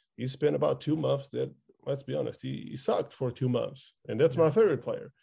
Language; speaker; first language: English; non-native, fluent; Portuguese